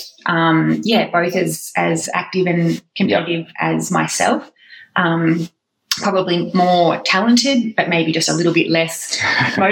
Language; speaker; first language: English; native; English